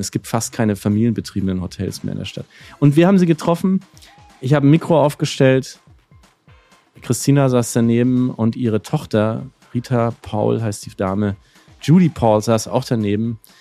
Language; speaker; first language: German; native; German